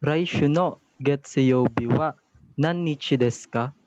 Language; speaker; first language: Japanese; non-native, learner; Filipino